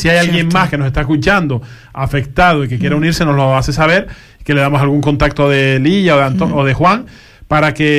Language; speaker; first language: Spanish; native; Spanish